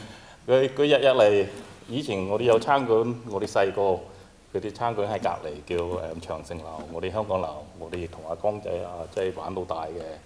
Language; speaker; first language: Cantonese; early bilingual, heritage; Cantonese